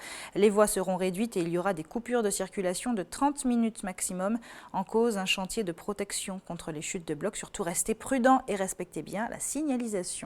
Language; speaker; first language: French; native; French